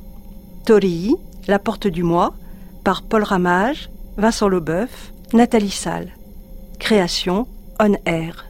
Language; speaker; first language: French; native; French